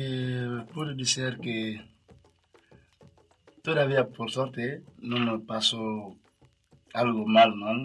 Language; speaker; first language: Spanish; non-native, learner; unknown